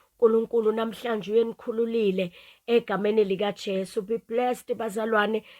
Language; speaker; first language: Zulu; non-native, local second language; Swati